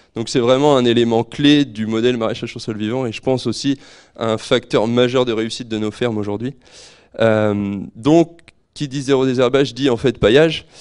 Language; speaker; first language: French; native; French